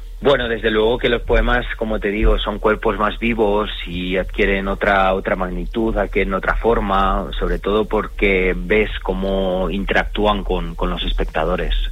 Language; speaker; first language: Spanish; early bilingual, other home language; Romanian